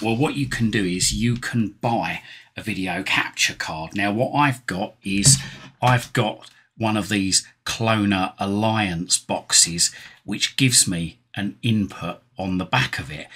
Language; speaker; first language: English; native; English